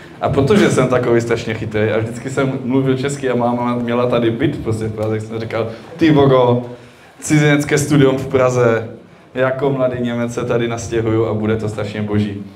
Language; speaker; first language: Czech; early bilingual, heritage; Czech